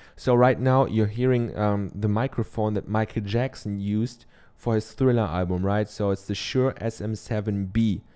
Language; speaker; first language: English; non-native, fluent; German